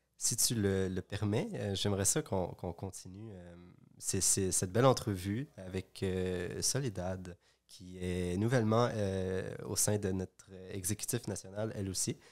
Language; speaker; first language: French; native; French